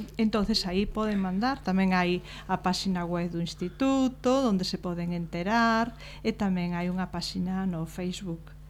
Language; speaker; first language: Galician; native; Galician